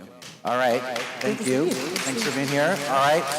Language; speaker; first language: English; native; English